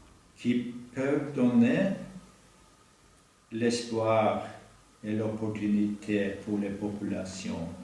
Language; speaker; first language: French; non-native, learner; Norwegian